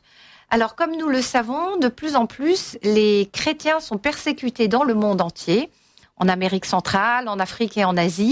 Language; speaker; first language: French; native; French